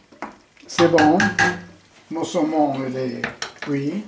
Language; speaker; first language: French; non-native, fluent; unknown